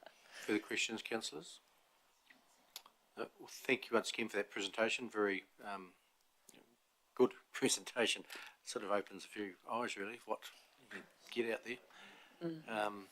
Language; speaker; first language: English; native; English